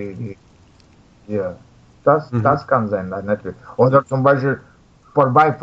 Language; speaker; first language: German; non-native, learner; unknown